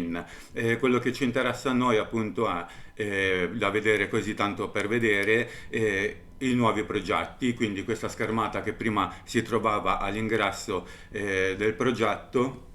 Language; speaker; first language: Italian; native; Italian